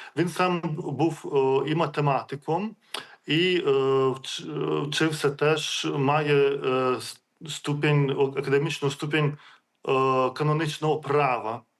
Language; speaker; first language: Ukrainian; non-native, fluent; Lithuanian